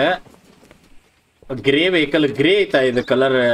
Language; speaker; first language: English; non-native, local second language; Kannada